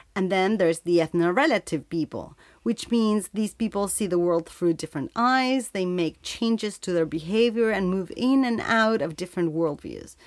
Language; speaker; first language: English; non-native, fluent; Spanish